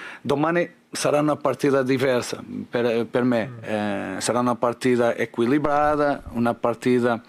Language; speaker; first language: Italian; non-native, learner; Portuguese